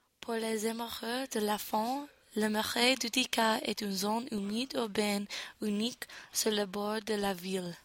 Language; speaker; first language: French; non-native, learner; English